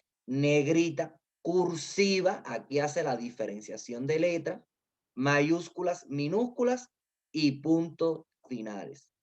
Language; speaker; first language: Spanish; native; Spanish